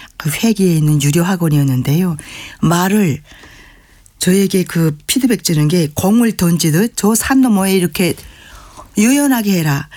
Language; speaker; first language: Korean; native; Korean